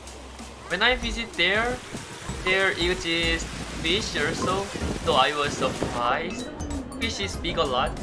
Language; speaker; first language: English; non-native, learner; Korean